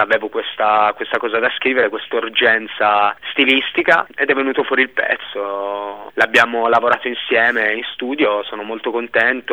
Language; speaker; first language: Italian; native; Italian